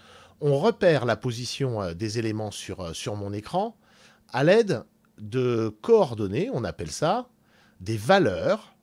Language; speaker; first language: French; native; French